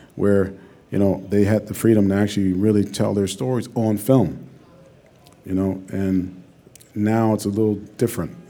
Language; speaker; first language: English; native; English